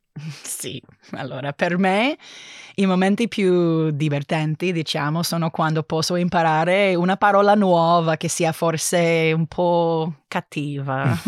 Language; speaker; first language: Italian; non-native, learner; English